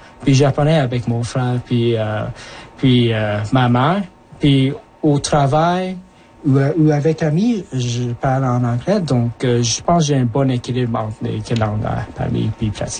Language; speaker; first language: French; early bilingual, other home language; Japanese